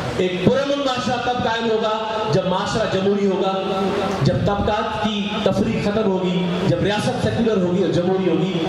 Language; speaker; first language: Urdu; non-native, local second language; Sindhi